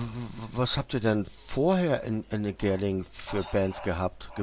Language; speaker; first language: German; native; German